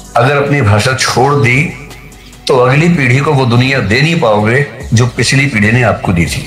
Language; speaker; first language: Hindi; native; Hindi